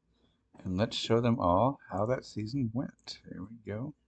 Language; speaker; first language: English; native; English